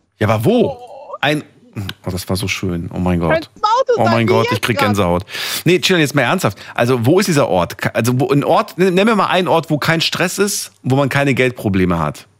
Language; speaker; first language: German; native; German